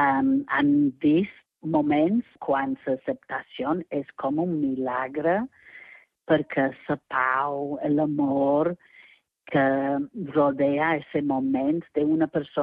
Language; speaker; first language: Catalan; non-native, fluent; English